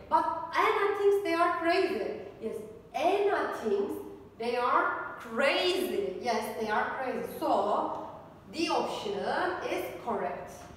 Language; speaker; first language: English; non-native, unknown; Turkish